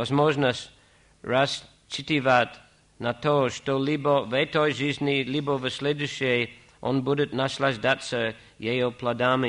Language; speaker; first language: Russian; non-native, fluent; English